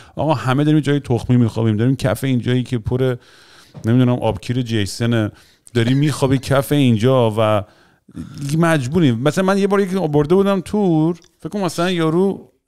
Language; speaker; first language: Persian; early bilingual, heritage; Persian